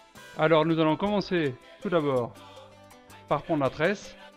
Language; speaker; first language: French; native; French